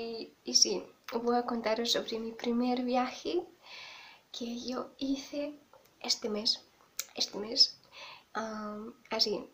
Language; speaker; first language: Spanish; non-native, fluent; Russian